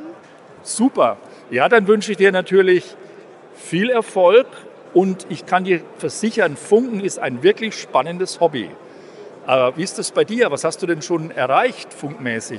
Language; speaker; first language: German; native; German